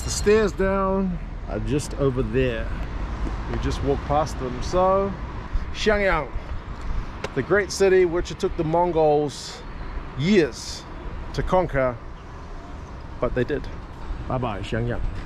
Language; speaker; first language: English; native; English